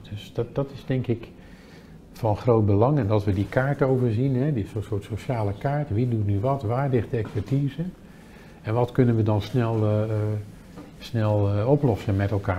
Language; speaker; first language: Dutch; native; Dutch